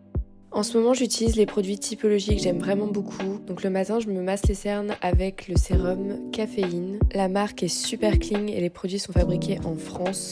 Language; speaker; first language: French; native; French